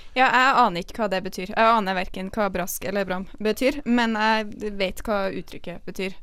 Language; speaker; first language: Norwegian; native; Norwegian